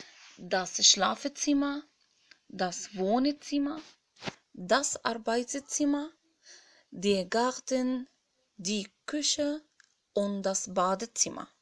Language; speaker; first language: German; non-native, fluent; Arabic